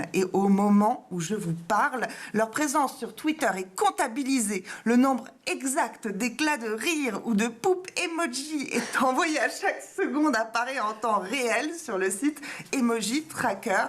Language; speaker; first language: French; native; French